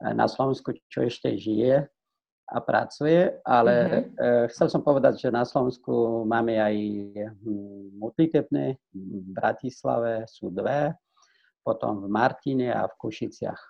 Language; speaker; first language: Slovak; non-native, fluent; Persian